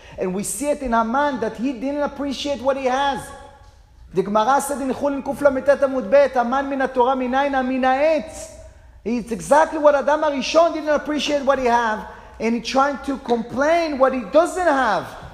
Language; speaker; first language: English; non-native, fluent; Hebrew